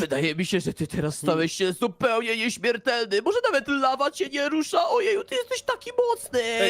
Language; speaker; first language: Polish; native; Polish